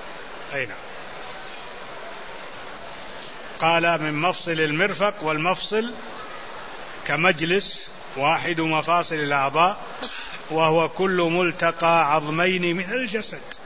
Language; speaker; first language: Arabic; native; Arabic